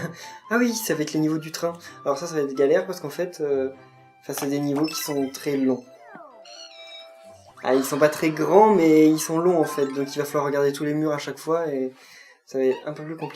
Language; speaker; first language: French; native; French